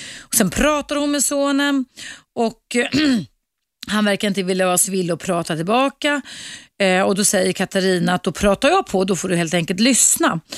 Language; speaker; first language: Swedish; native; Swedish